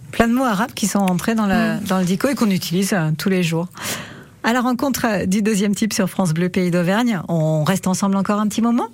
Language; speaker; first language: French; native; French